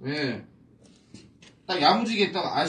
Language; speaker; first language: Korean; native; Korean